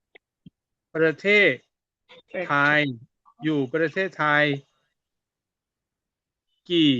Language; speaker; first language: Thai; non-native, fluent; Burmese